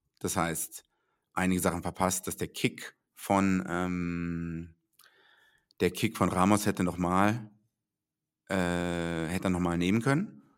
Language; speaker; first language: German; native; German